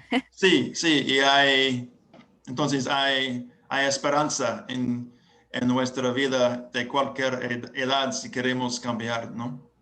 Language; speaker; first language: Spanish; non-native, learner; English